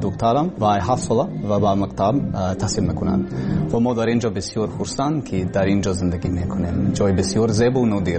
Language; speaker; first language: Persian; non-native, learner; English